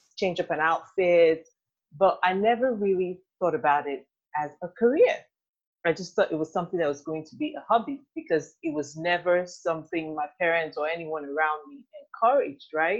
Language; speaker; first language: English; non-native, local second language; Igbo